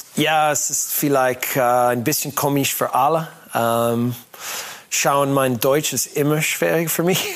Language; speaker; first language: German; non-native, learner; English